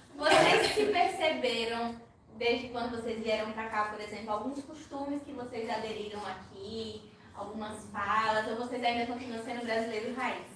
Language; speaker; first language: Portuguese; native; Portuguese